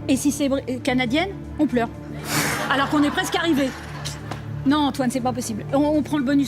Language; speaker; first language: French; native; French